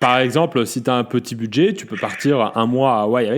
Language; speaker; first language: French; native; French